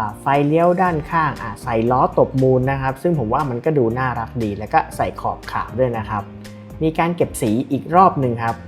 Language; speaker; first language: Thai; native; Thai